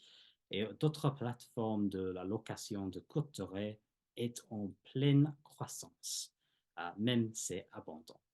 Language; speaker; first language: French; non-native, fluent; English